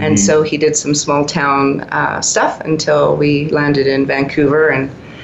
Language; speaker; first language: English; native; English